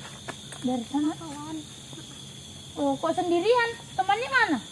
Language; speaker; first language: Indonesian; native; Indonesian